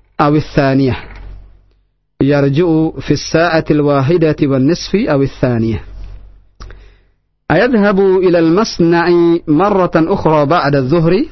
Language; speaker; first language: Arabic; non-native, fluent; Indonesian